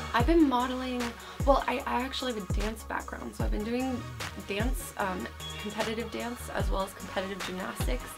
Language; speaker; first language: English; native; English